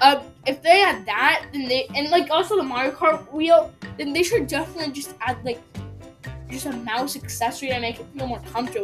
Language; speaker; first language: English; native; English